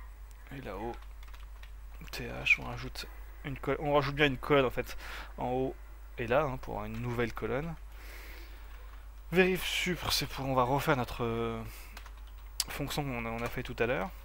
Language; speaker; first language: French; native; French